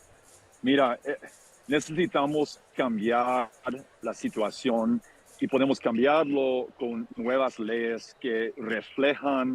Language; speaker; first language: Spanish; non-native, fluent; English